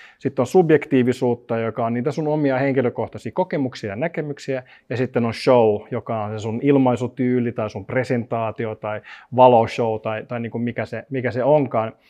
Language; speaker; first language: Finnish; non-native, local second language; Swedish